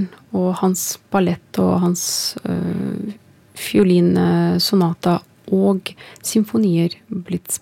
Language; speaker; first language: Norwegian; non-native, fluent; Azerbaijani